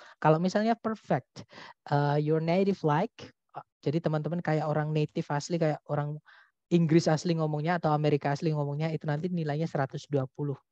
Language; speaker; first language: Indonesian; non-native, local second language; Javanese